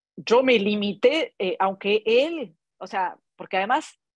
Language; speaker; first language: Spanish; non-native, local second language; Italian